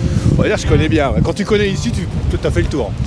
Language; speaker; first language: French; native; French